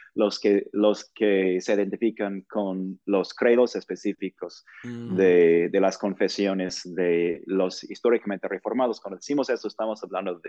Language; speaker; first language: Spanish; non-native, fluent; English